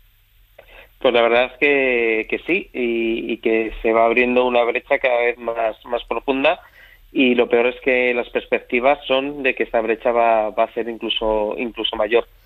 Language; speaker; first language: Spanish; native; Spanish